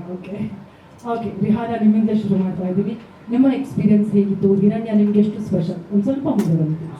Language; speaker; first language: Kannada; native; Kannada